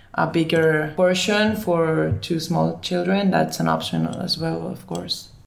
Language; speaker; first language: English; early bilingual, other home language; Finnish